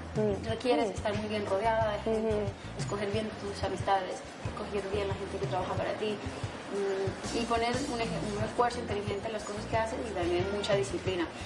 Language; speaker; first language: Spanish; native; Spanish